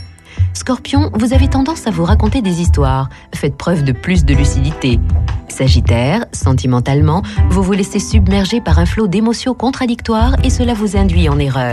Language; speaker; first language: French; native; French